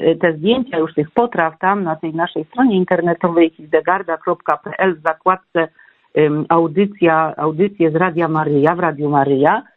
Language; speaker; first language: Polish; native; Polish